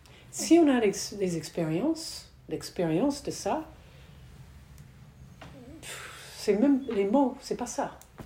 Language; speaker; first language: French; native; French